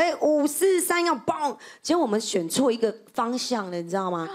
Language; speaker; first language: Chinese; native; Chinese